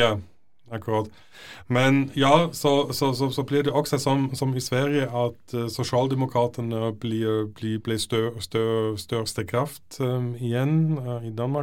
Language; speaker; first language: Norwegian; non-native, fluent; German